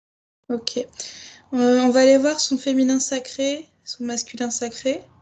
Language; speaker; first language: French; native; French